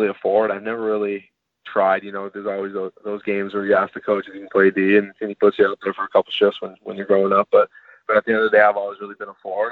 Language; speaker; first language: English; native; English